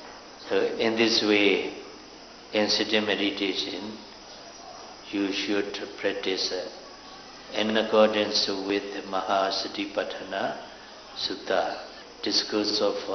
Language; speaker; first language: English; non-native, fluent; Burmese